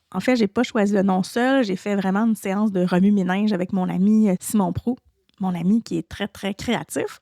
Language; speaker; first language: French; native; French